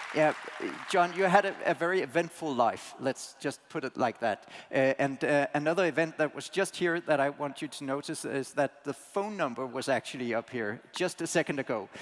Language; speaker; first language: English; non-native, fluent; Danish